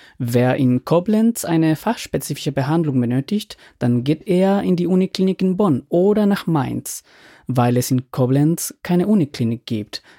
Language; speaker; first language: German; non-native, fluent; Spanish